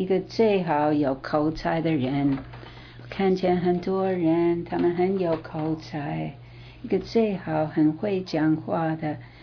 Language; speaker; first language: Chinese; non-native, fluent; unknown